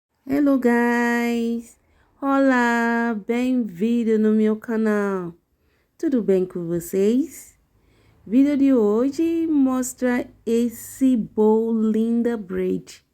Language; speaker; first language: Portuguese; non-native, learner; English